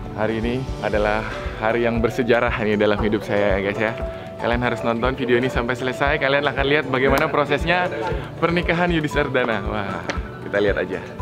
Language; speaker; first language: Indonesian; native; Indonesian